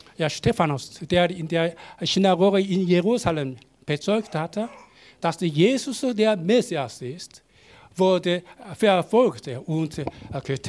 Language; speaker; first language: German; non-native, learner; Korean